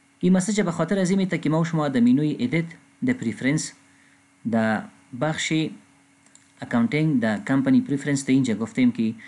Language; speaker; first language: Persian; non-native, local second language; Pashto